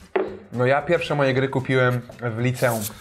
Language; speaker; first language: Polish; native; Polish